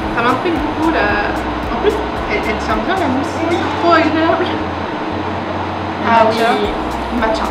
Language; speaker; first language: French; native; French